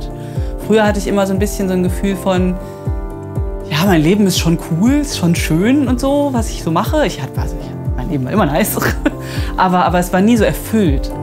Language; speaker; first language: German; native; German